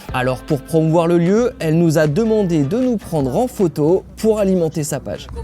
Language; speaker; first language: French; native; French